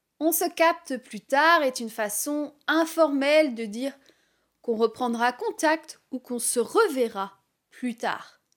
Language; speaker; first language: French; native; French